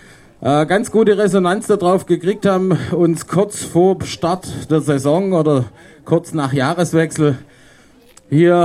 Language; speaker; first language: German; native; German